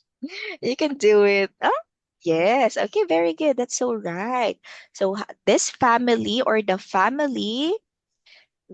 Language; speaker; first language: English; non-native, local second language; Filipino